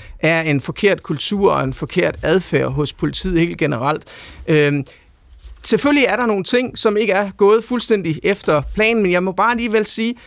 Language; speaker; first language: Danish; native; Danish